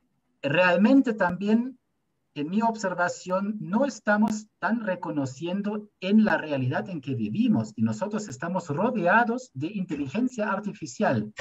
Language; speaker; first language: Spanish; non-native, fluent; German